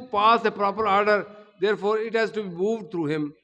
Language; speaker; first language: English; non-native, local second language; Urdu